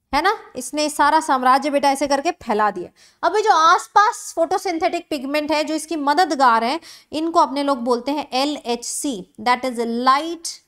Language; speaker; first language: Hindi; native; Hindi